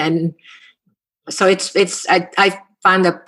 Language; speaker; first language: English; non-native, fluent; Korean